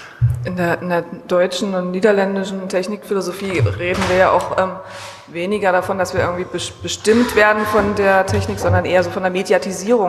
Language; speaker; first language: German; native; German